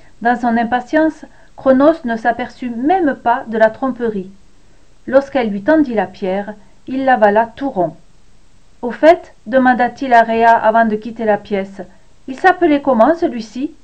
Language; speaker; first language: French; native; French